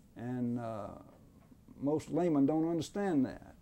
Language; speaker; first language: English; native; English